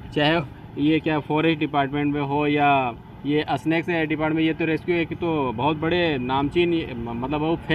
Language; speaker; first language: Hindi; native; Hindi